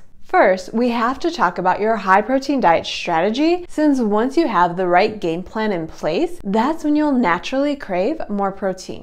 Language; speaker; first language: English; native; English